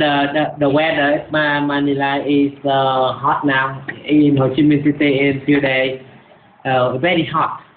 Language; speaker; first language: English; non-native, learner; Vietnamese